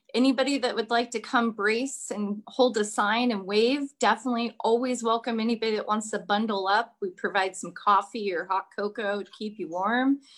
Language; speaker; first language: English; native; English